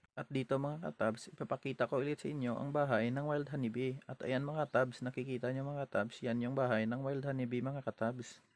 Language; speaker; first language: Filipino; non-native, local second language; Hiligaynon